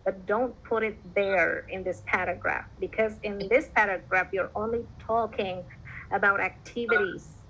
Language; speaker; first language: English; non-native, fluent; Indonesian